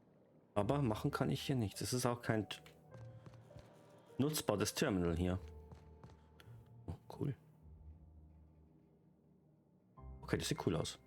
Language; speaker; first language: German; native; German